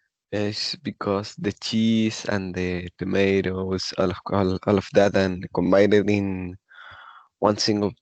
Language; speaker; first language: English; non-native, learner; Spanish